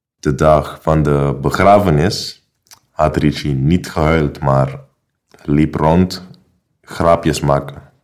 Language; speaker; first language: Dutch; non-native, local second language; Papiamento